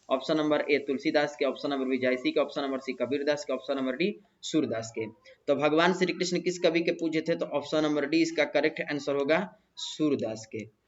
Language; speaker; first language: Hindi; native; Hindi